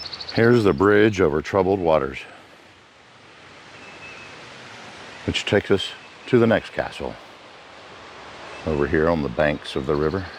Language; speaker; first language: English; native; English